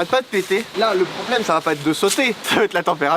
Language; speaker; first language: French; native; French